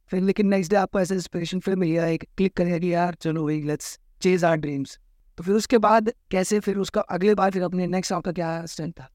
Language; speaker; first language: Hindi; native; Hindi